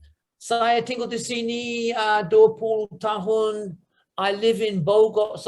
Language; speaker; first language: Indonesian; non-native, learner; English